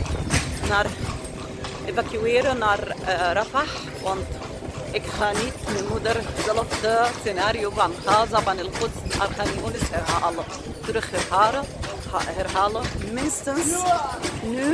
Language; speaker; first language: Dutch; non-native, learner; Arabic